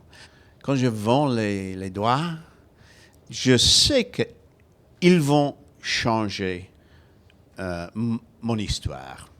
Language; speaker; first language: French; non-native, fluent; Welsh